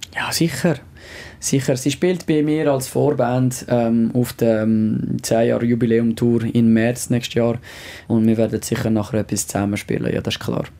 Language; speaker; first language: German; non-native, local second language; French